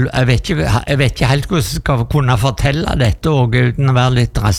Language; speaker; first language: Norwegian; non-native, learner; Spanish